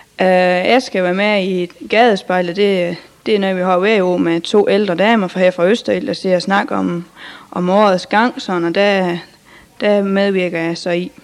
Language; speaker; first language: Danish; native; Danish